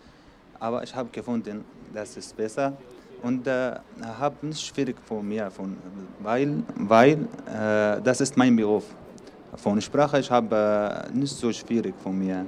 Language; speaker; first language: German; non-native, learner; Arabic